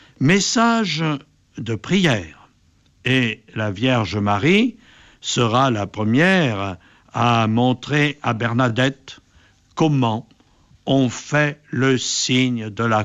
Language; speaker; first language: French; native; French